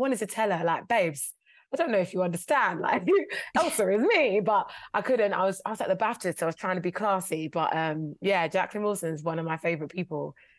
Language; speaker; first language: English; native; English